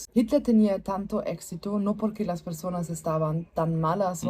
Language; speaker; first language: Spanish; non-native, learner; German